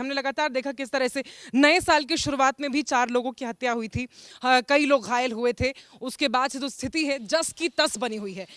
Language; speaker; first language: Hindi; native; Hindi